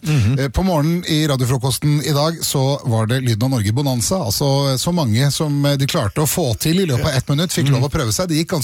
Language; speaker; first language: Norwegian; native; Norwegian